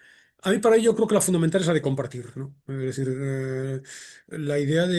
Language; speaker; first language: Spanish; native; Spanish